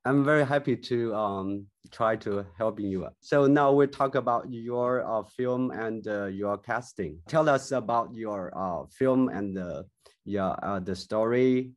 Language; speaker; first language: English; non-native, learner; Chinese